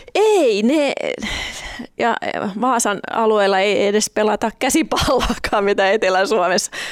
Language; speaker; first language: Finnish; non-native, local second language; Swedish